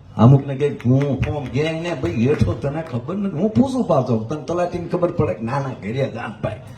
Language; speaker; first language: Gujarati; native; Gujarati